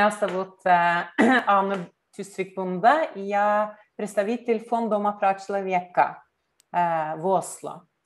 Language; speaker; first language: Russian; non-native, learner; Norwegian